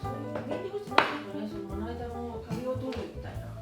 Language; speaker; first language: Japanese; native; Japanese